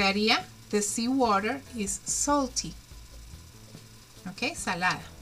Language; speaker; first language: English; non-native, fluent; Spanish